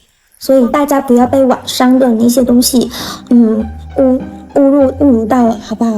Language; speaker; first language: Chinese; non-native, fluent; Vietnamese